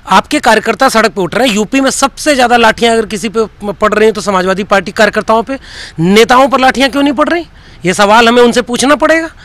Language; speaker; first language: Hindi; native; Hindi